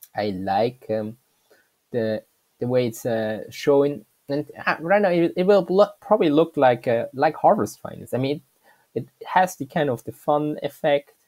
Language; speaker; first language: English; non-native, fluent; German